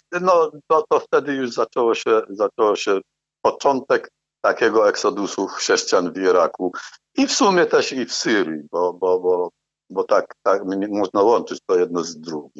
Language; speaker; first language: Polish; non-native, fluent; Arabic